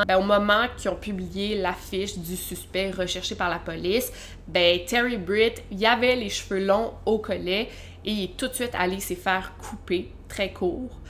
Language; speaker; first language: French; native; French